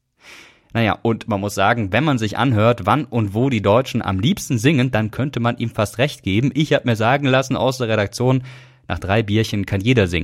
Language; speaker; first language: German; native; German